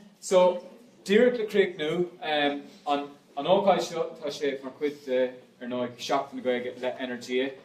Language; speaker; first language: Irish; native; Irish